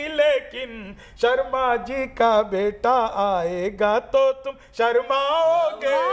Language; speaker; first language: Hindi; native; Hindi